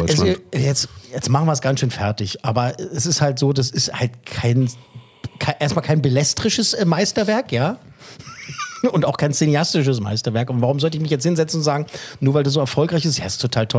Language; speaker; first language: German; native; German